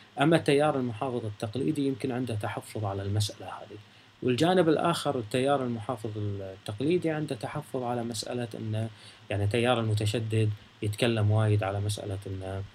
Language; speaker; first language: Arabic; native; Arabic